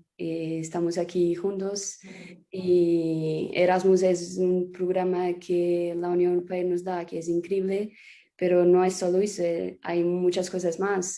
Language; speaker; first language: Spanish; non-native, fluent; Portuguese